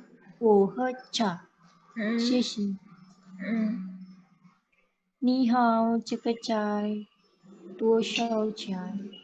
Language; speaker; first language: Chinese; non-native, learner; Indonesian